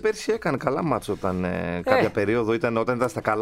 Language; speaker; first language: Greek; native; Greek